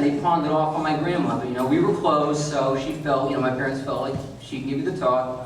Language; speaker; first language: English; native; English